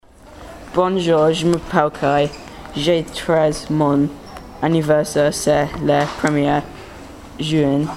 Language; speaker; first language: French; non-native, learner; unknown